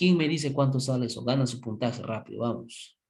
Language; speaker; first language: Spanish; native; Spanish